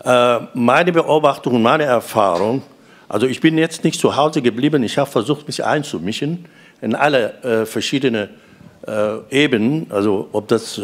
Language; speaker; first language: German; non-native, fluent; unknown